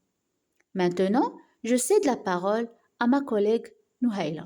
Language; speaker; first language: French; non-native, local second language; Arabic